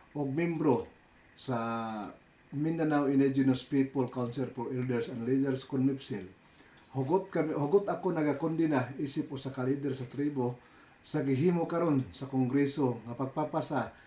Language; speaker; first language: Cebuano; non-native, local second language; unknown